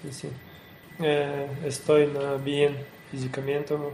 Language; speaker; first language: Spanish; non-native, learner; Portuguese